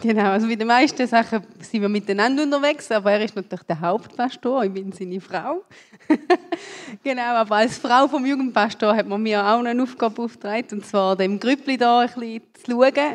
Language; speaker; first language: German; native; German